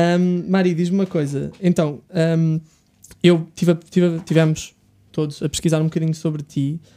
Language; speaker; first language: Portuguese; native; Portuguese